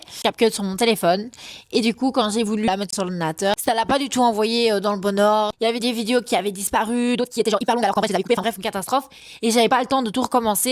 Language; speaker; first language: French; native; French